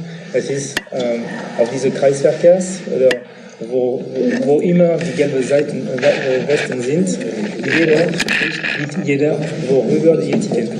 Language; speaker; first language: German; non-native, learner; French